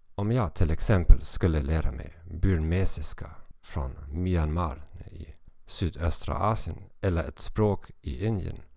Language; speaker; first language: Swedish; non-native, fluent; German